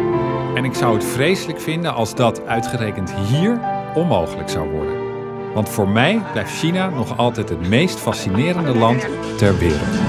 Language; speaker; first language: Dutch; native; Dutch